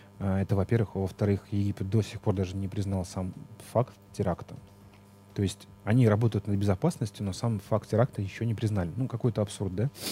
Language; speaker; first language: Russian; native; Russian